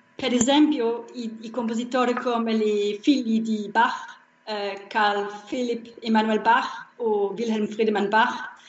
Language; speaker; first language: Italian; non-native, fluent; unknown